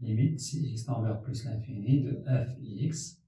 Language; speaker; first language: French; non-native, local second language; Arabic